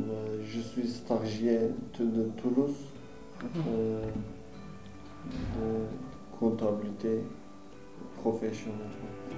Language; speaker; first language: French; non-native, learner; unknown